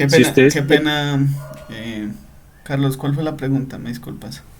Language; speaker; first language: Spanish; native; Spanish